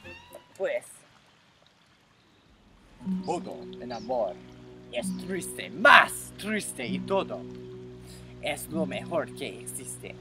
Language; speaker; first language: Spanish; non-native, learner; English